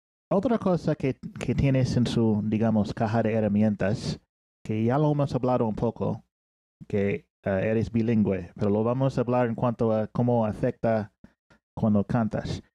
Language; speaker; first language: Spanish; non-native, fluent; English